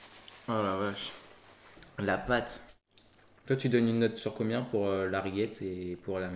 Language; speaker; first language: French; native; French